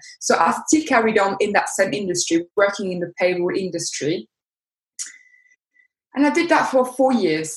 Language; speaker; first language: English; non-native, fluent; French